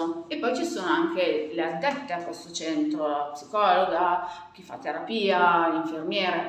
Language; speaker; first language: Italian; native; Italian